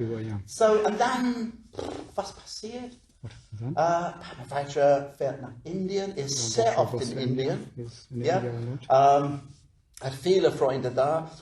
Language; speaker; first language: German; non-native, learner; English